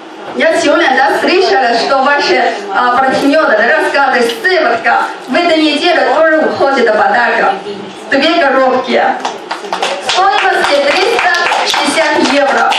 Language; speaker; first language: Russian; non-native, learner; Chinese